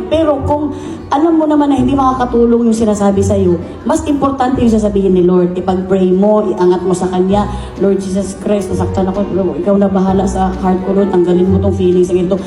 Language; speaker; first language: Filipino; non-native, local second language; Cebuano